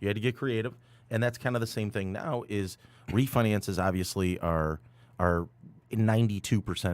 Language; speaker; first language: English; native; English